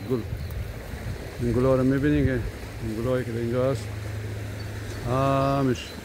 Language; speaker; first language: Persian; native; Persian